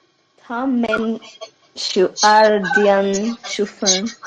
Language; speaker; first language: Chinese; non-native, learner; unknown